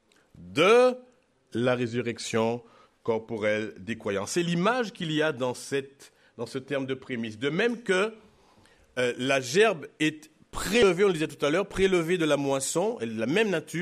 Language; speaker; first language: French; native; French